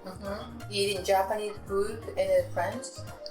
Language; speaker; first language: English; non-native, learner; Japanese